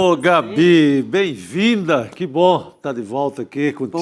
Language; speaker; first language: Portuguese; native; Portuguese